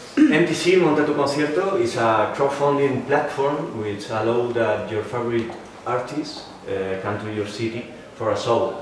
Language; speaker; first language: English; non-native, learner; Spanish